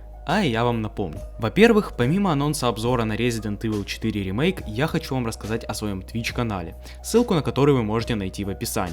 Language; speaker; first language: Russian; native; Russian